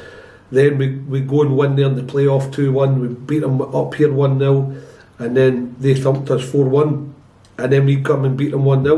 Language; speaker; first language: English; native; English